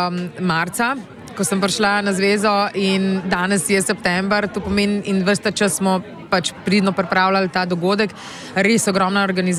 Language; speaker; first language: Slovenian; native; Slovenian